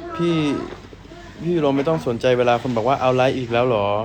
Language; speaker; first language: Thai; native; Thai